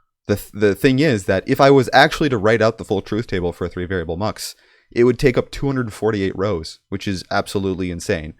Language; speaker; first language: English; native; English